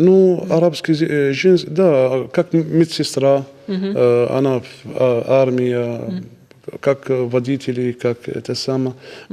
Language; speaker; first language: Russian; non-native, learner; Arabic